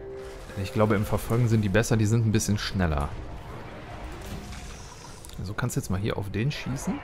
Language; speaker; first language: German; native; German